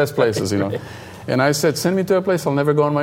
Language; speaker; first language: English; non-native, fluent; Hebrew